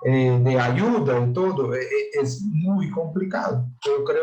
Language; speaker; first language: Spanish; non-native, learner; Portuguese